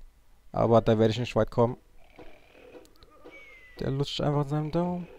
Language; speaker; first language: German; native; German